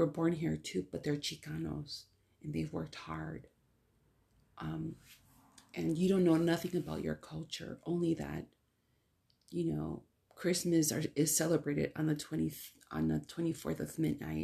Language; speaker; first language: English; early bilingual, other home language; Spanish